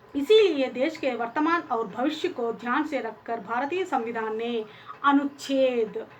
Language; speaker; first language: Hindi; non-native, local second language; Telugu